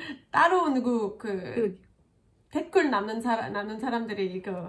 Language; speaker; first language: Korean; non-native, fluent; French